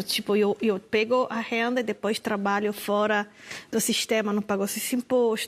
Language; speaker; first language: Portuguese; non-native, fluent; Italian